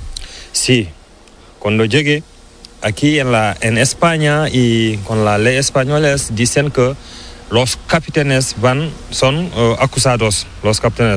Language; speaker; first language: Spanish; non-native, learner; Fula